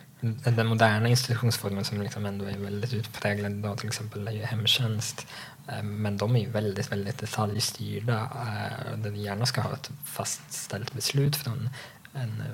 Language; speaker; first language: Swedish; native; Swedish